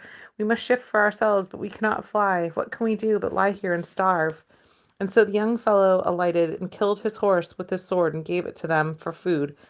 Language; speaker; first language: English; native; English